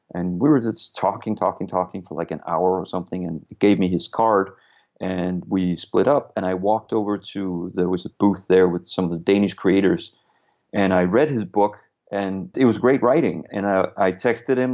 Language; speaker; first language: English; non-native, fluent; Danish